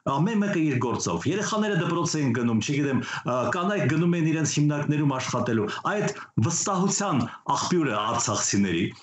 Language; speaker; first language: Armenian; native; Armenian